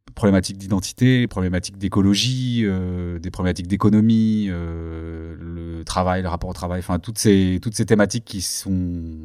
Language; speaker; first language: French; early bilingual, other home language; Turkish